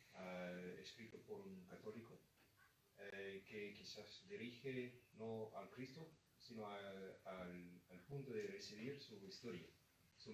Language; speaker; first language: Spanish; non-native, fluent; English